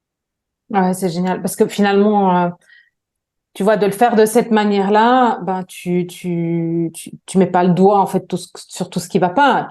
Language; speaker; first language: French; native; French